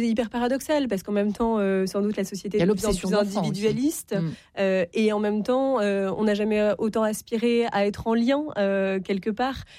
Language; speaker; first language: French; native; French